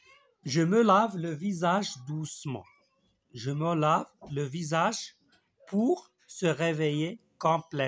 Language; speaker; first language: French; non-native, local second language; Arabic